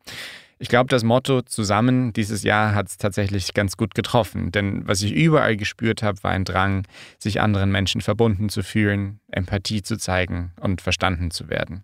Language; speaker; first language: German; native; German